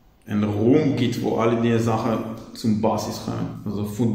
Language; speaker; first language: German; non-native, fluent; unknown